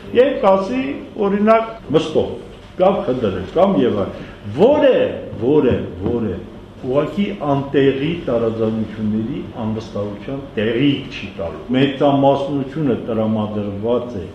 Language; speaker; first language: Armenian; non-native, local second language; Kurdish